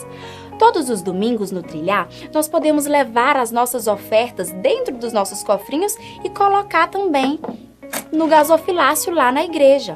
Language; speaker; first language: Portuguese; native; Portuguese